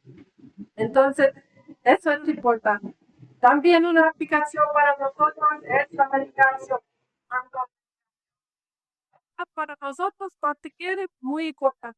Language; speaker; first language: Spanish; non-native, learner; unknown